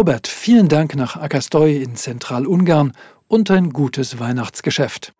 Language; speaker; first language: German; native; German